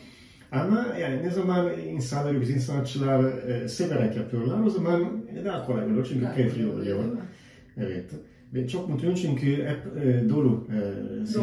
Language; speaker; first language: Turkish; non-native, fluent; Italian